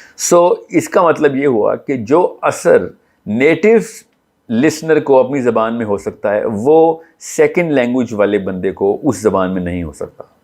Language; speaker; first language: Urdu; native; Urdu